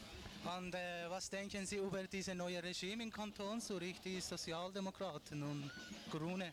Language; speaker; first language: German; non-native, learner; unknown